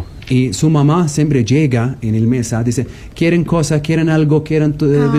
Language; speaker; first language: Spanish; non-native, learner; Arabic